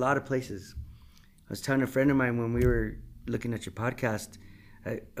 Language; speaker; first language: English; native; English